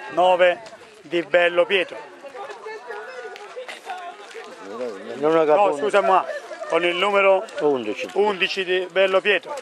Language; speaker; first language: Italian; native; Italian